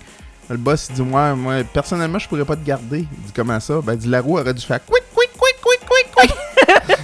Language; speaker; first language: French; native; French